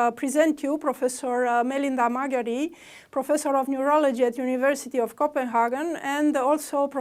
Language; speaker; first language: English; non-native, fluent; Romanian